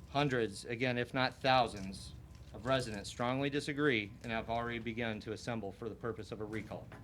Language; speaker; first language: English; native; English